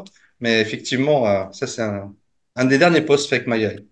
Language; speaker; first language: French; native; French